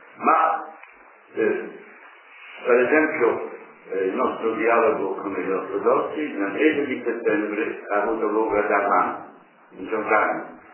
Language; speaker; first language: Italian; non-native, fluent; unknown